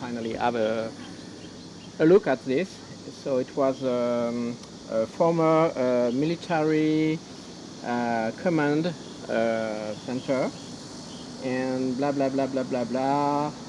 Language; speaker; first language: English; non-native, learner; French